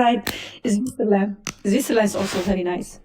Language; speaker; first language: English; non-native, fluent; Italian